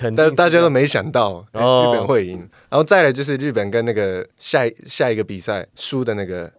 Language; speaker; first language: Chinese; non-native, fluent; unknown